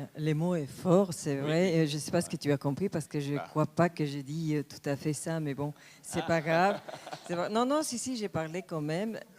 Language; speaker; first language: French; non-native, fluent; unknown